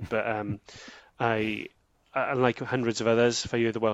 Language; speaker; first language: English; native; English